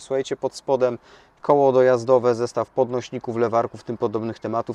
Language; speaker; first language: Polish; native; Polish